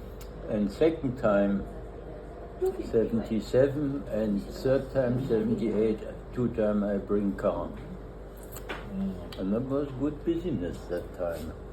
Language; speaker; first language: English; non-native, fluent; German